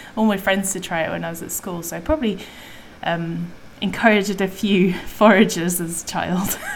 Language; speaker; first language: English; native; English